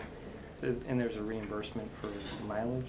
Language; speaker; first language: English; native; English